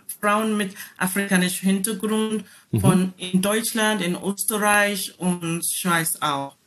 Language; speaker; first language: German; non-native, learner; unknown